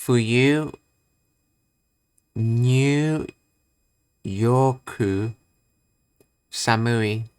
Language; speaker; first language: Japanese; non-native, learner; English